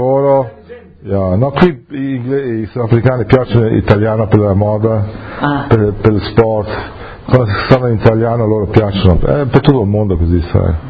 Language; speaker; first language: Italian; early bilingual, heritage; English